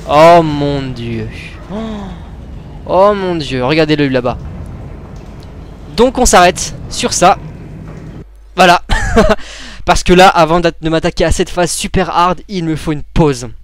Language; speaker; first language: French; native; French